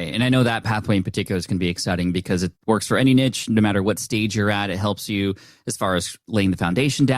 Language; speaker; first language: English; native; English